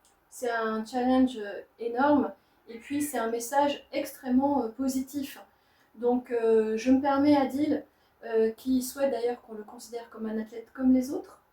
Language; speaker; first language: French; native; French